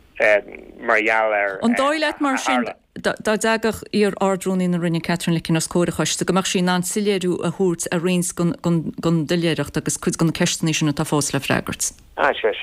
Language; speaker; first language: Irish; native; Irish